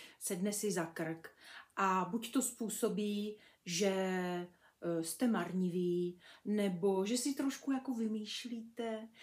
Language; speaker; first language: Czech; native; Czech